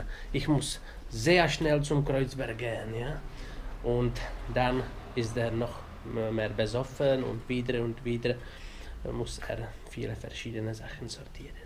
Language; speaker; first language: German; non-native, learner; Czech